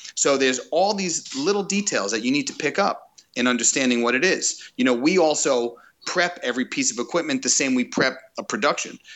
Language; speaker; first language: English; native; English